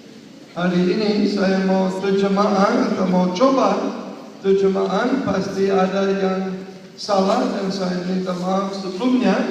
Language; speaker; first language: Indonesian; non-native, learner; English